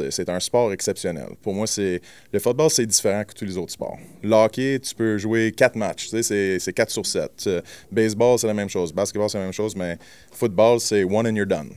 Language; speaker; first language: French; native; French